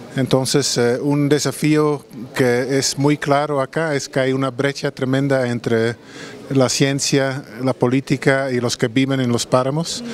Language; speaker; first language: Spanish; non-native, fluent; Dutch